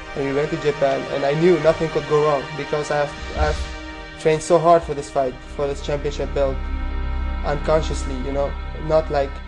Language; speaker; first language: English; non-native, fluent; Persian